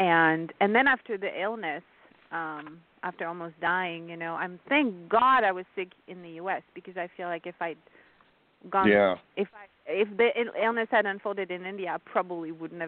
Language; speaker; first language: English; non-native, fluent; French